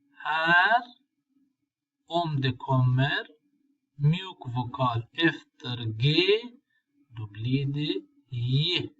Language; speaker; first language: Swedish; non-native, fluent; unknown